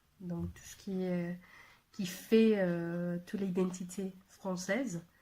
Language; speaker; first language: French; non-native, fluent; Spanish